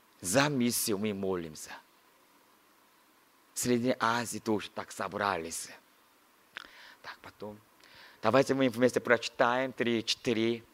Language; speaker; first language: Russian; non-native, learner; Korean